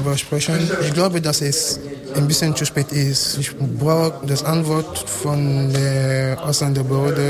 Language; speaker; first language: German; non-native, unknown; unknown